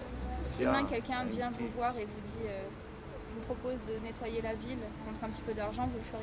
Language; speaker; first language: French; native; French